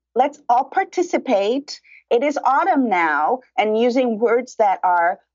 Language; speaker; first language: English; early bilingual, other home language; Spanish